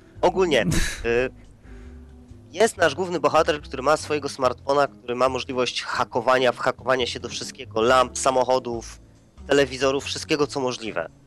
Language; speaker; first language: Polish; native; Polish